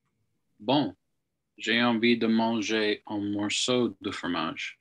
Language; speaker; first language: French; non-native, learner; English